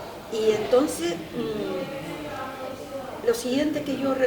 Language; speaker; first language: Spanish; native; Spanish